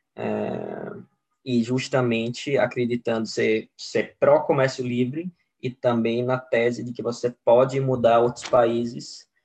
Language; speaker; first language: Portuguese; non-native, fluent; Swedish